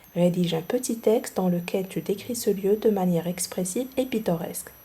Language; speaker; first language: French; non-native, local second language; Arabic